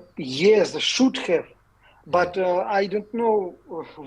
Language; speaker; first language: English; non-native, learner; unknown